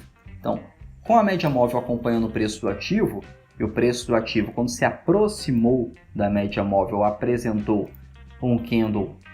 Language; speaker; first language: Portuguese; native; Portuguese